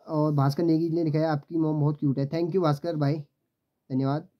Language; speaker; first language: Hindi; native; Hindi